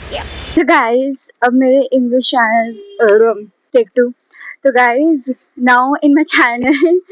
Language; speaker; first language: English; non-native, local second language; Hindi